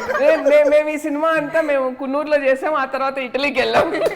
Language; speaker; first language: Telugu; native; Telugu